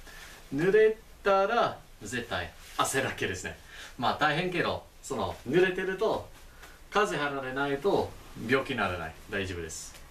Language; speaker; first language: Japanese; non-native, fluent; English